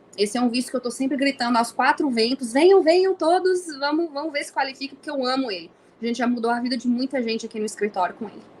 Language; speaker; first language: Portuguese; native; Portuguese